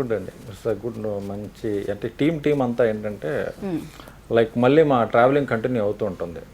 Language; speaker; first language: Telugu; native; Telugu